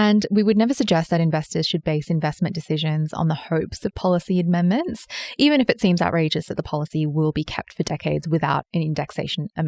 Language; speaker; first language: English; native; English